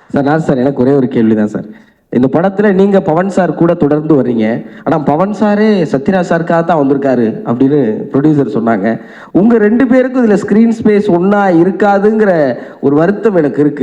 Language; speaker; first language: Tamil; native; Tamil